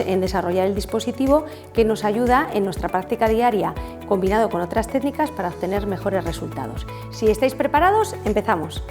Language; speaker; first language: Spanish; native; Spanish